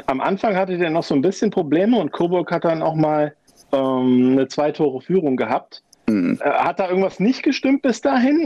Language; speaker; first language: German; native; German